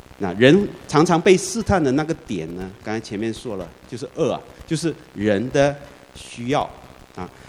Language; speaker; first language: Chinese; native; Chinese